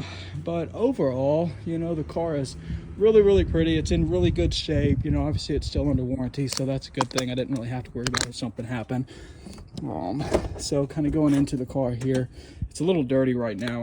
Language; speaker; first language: English; native; English